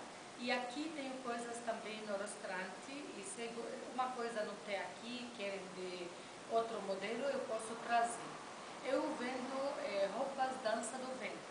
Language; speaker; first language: Portuguese; non-native, fluent; Arabic